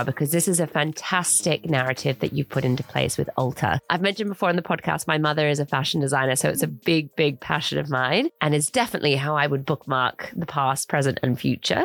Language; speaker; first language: English; native; English